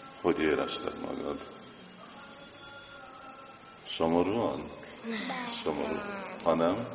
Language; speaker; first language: Hungarian; non-native, fluent; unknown